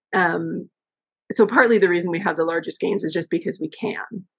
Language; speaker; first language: English; native; English